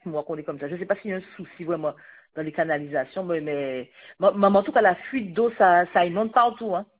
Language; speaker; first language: French; native; French